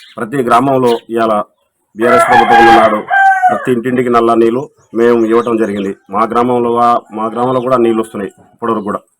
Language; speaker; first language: Telugu; non-native, local second language; Lambadi